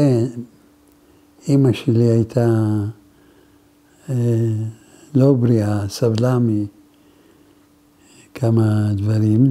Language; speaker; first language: Hebrew; non-native, fluent; Arabic